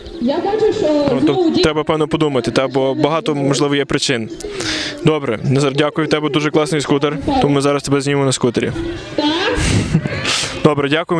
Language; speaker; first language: Ukrainian; native; Ukrainian